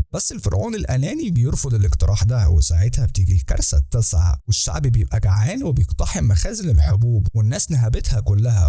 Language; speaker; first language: Arabic; native; Arabic